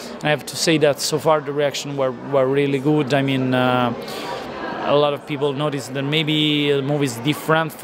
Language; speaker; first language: English; non-native, fluent; Italian